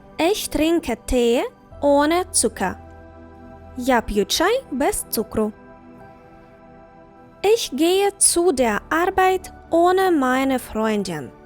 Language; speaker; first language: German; non-native, fluent; Ukrainian